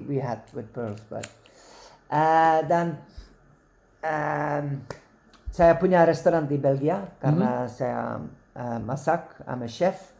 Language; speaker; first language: Indonesian; non-native, learner; Dutch